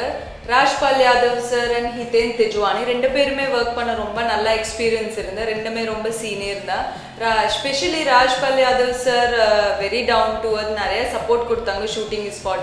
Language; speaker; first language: Tamil; non-native, learner; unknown